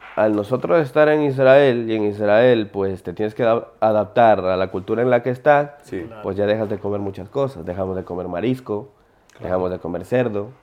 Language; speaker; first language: Spanish; native; Spanish